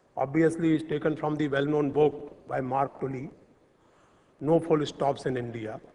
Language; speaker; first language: English; non-native, local second language; Hindi